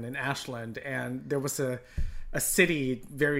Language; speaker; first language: English; non-native, local second language; Filipino